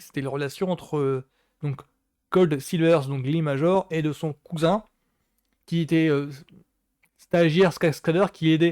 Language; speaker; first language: French; native; French